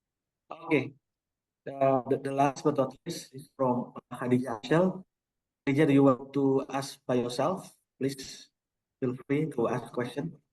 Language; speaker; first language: English; non-native, local second language; Indonesian